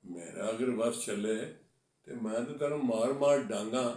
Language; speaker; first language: Urdu; non-native, local second language; Punjabi